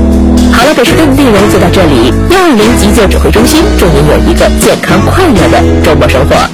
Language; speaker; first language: Chinese; native; Chinese